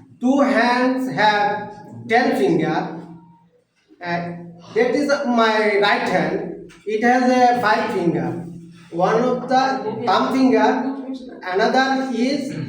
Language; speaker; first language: English; non-native, learner; Bangla